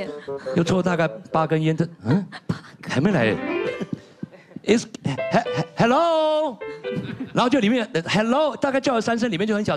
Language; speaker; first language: Chinese; native; Chinese